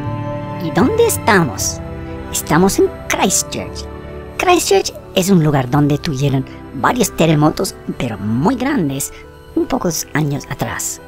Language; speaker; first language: Spanish; non-native, learner; English